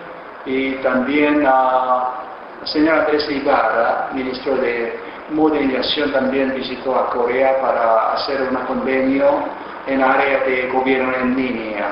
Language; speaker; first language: Spanish; non-native, fluent; Korean